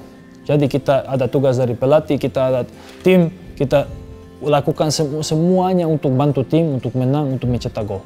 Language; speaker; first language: Indonesian; non-native, fluent; Serbian